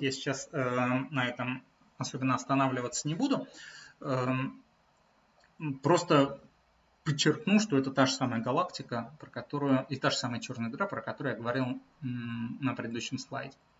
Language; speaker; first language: Russian; native; Russian